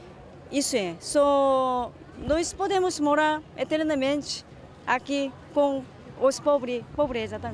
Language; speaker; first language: Portuguese; non-native, learner; Italian